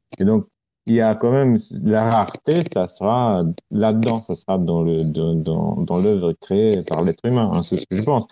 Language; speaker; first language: French; non-native, fluent; Romanian